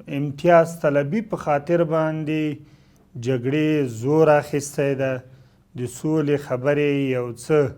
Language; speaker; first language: Pashto; native; Pashto